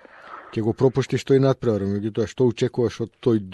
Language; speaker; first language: Macedonian; native; Macedonian